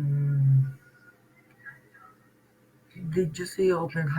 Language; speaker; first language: English; non-native, learner; Spanish